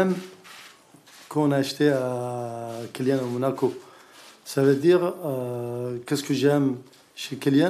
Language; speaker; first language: French; non-native, learner; Arabic